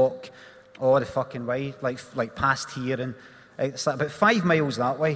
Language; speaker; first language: English; native; English